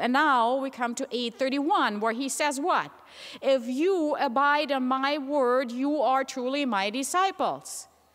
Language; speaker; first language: English; non-native, fluent; German